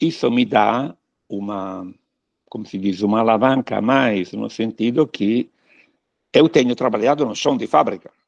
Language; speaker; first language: Portuguese; non-native, fluent; Italian